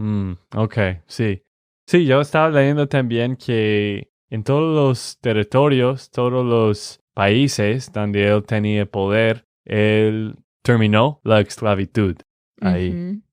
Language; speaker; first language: Spanish; non-native, fluent; English